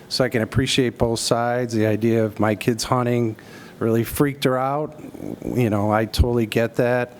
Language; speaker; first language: English; native; English